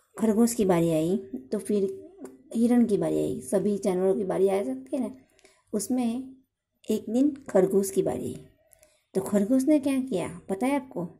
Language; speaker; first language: Hindi; non-native, local second language; Gujarati